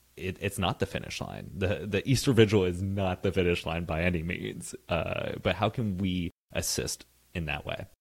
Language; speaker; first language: English; native; English